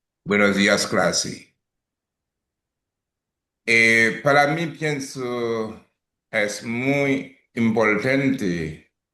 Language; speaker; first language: Spanish; non-native, learner; English